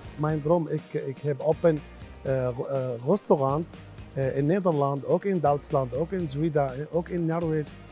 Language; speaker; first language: Dutch; non-native, learner; Arabic